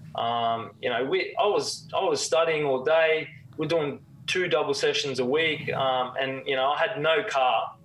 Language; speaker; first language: English; native; English